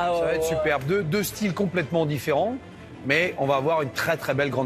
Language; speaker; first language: French; native; French